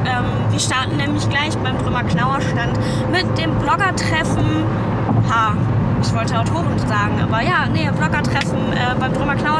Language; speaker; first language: German; native; German